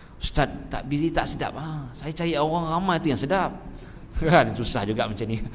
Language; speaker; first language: Malay; native; Malay